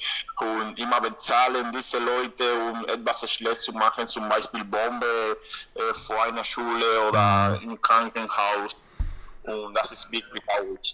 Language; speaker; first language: German; non-native, learner; Spanish